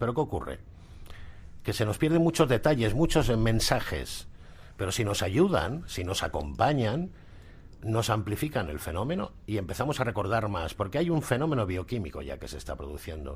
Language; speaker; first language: Spanish; native; Spanish